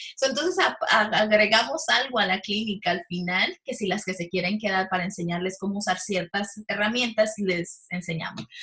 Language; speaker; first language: Spanish; early bilingual, heritage; Spanish